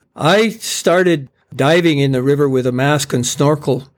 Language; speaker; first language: English; native; English